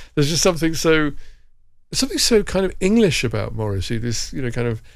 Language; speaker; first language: English; native; English